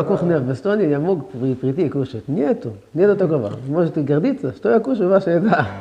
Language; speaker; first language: Russian; non-native, learner; Hebrew